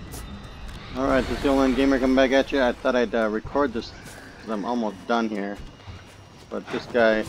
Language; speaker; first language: English; native; English